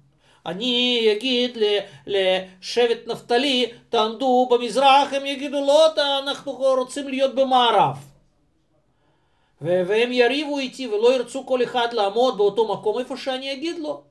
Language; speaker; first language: Hebrew; non-native, fluent; Russian